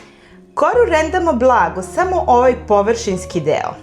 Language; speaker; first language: Serbian; native; Serbian